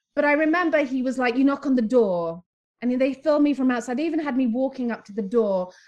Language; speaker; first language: English; native; English